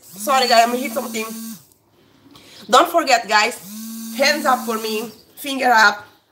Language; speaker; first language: English; non-native, learner; Portuguese